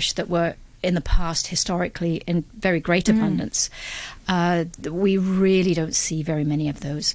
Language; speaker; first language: English; native; English